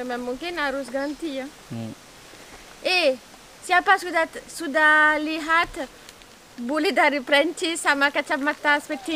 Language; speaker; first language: Indonesian; non-native, learner; French